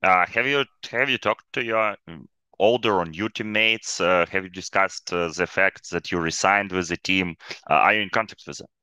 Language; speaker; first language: English; non-native, fluent; Ukrainian